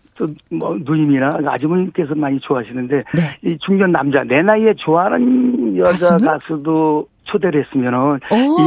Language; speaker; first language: Korean; native; Korean